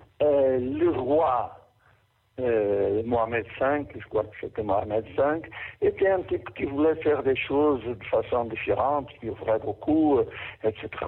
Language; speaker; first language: French; non-native, fluent; Portuguese